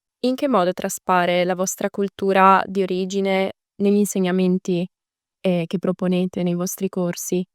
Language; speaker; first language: Italian; native; Italian